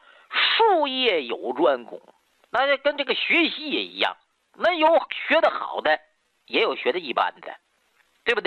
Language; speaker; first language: Chinese; native; Chinese